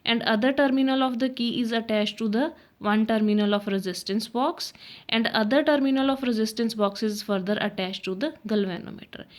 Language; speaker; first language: English; non-native, local second language; Punjabi